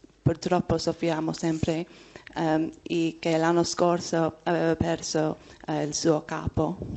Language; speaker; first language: Italian; non-native, learner; Arabic